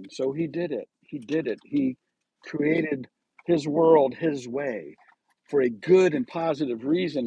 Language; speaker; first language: English; native; English